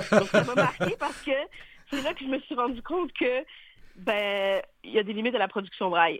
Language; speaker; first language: French; native; French